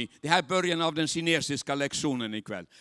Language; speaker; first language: Swedish; non-native, fluent; Chinese